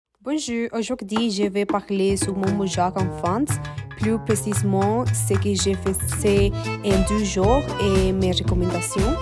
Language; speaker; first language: French; non-native, learner; Spanish